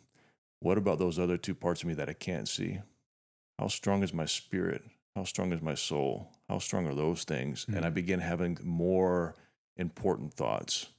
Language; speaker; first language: English; native; English